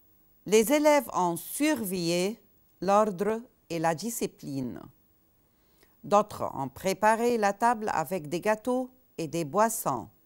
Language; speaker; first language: French; non-native, fluent; Arabic